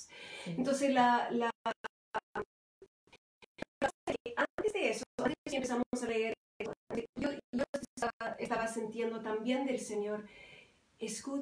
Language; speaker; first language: Spanish; non-native, fluent; English